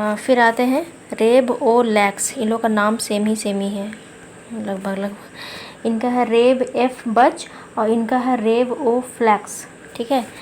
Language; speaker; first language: Hindi; non-native, local second language; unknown